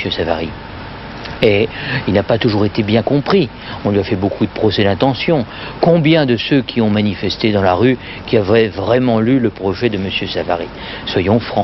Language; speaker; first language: French; native; French